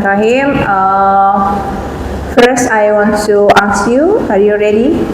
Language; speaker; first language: English; non-native, fluent; Indonesian